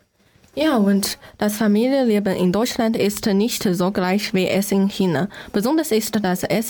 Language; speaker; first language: German; non-native, learner; Chinese